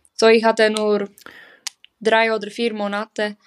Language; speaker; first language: German; non-native, learner; Czech